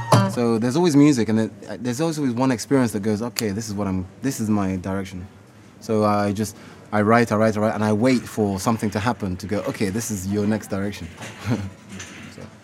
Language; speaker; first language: English; non-native, local second language; Yoruba